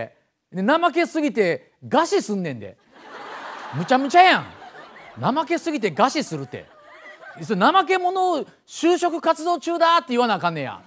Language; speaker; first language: Japanese; native; Japanese